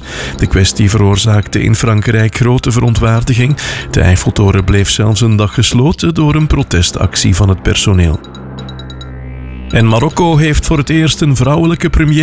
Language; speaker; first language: Dutch; native; Dutch